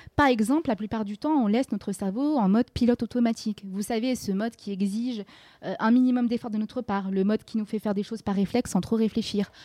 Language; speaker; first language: French; native; French